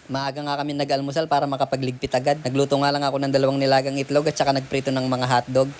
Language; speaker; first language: Filipino; non-native, local second language; Pampanga